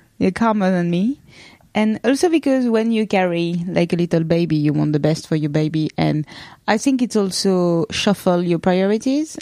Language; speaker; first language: English; non-native, fluent; French